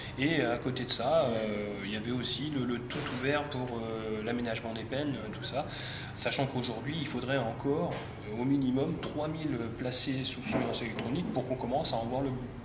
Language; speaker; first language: French; native; French